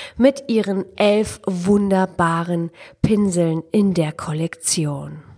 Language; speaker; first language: German; early bilingual, other home language; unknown